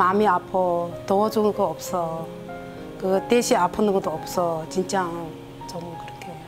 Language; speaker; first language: Korean; non-native, learner; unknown